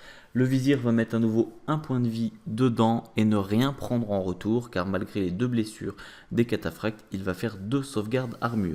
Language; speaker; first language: French; native; French